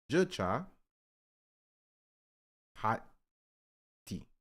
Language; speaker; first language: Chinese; non-native, learner; English